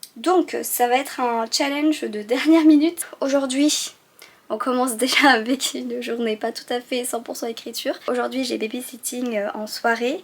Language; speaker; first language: French; early bilingual, other home language; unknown